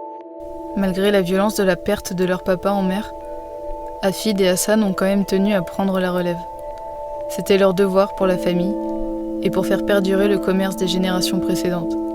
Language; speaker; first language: French; native; French